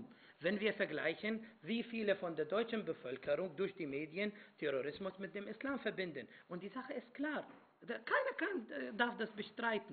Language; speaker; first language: German; non-native, fluent; Arabic